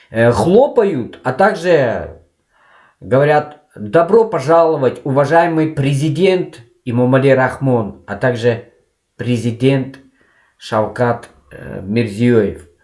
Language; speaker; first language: Russian; non-native, local second language; Tajik